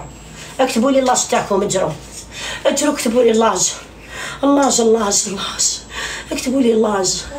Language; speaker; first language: Arabic; native; Arabic